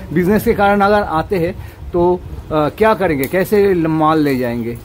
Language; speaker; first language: Hindi; non-native, local second language; Bangla